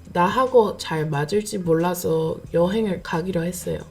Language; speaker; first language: Korean; non-native, fluent; English